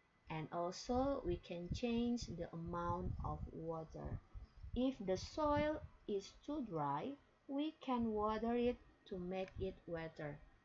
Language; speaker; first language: English; non-native, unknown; Indonesian